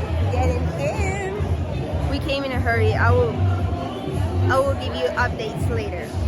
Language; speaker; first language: English; non-native, fluent; Spanish